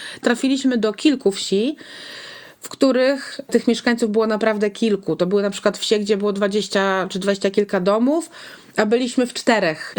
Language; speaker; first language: Polish; native; Polish